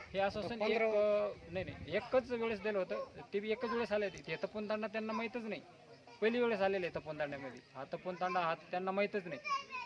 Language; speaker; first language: Marathi; non-native, local second language; Lambadi